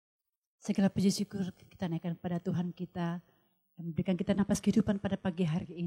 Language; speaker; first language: Indonesian; native; Indonesian